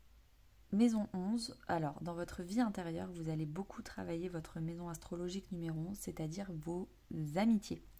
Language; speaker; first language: French; native; French